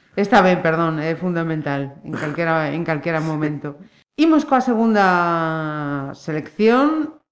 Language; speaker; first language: Galician; native; Galician